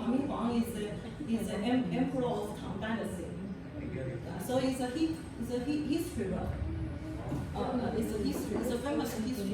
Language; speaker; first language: English; non-native, learner; Chinese